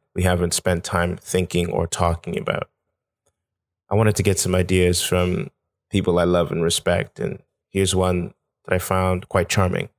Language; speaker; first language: English; non-native, local second language; Yoruba